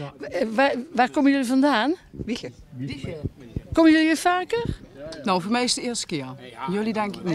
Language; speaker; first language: Dutch; native; Dutch